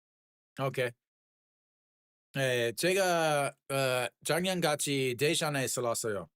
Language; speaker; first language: Korean; non-native, learner; English